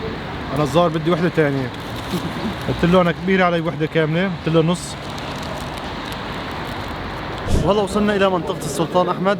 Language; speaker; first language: Arabic; native; Arabic